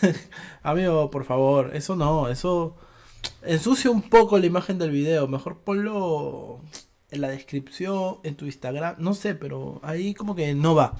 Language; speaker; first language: Spanish; native; Spanish